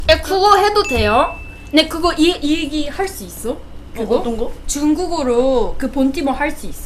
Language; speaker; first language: Korean; non-native, fluent; Chinese